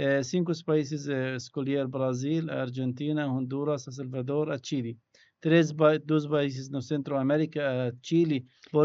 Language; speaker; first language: Portuguese; non-native, learner; Arabic